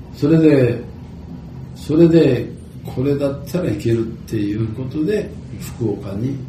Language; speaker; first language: Japanese; native; Japanese